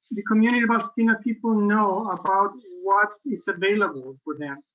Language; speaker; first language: English; non-native, fluent; Spanish